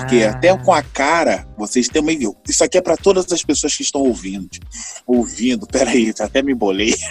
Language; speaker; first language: Portuguese; native; Portuguese